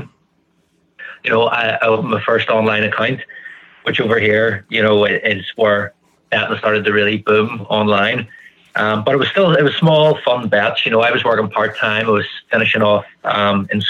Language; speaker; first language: English; native; English